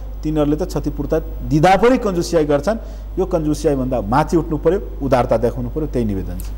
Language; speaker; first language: Nepali; non-native, local second language; Maithili